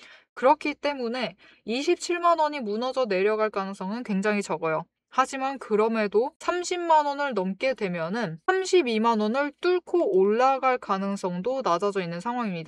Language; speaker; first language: Korean; native; Korean